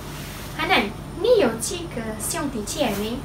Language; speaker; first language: Chinese; non-native, learner; Malay